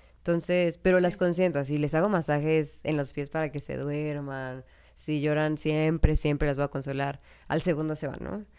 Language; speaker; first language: Spanish; native; Spanish